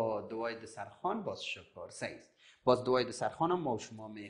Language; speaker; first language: Persian; native; Persian